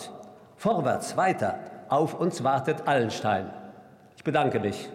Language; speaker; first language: German; native; German